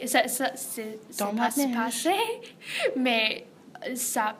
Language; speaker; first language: French; non-native, learner; English